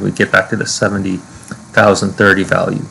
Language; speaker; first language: English; native; English